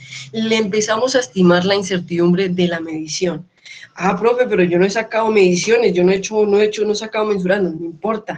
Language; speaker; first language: Spanish; native; Spanish